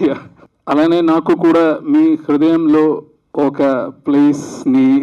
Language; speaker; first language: Telugu; non-native, learner; Malayalam